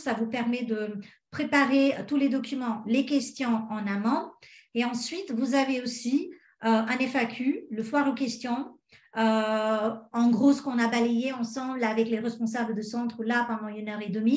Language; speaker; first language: French; native; French